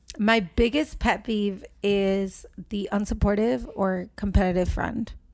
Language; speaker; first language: English; early bilingual, other home language; Spanish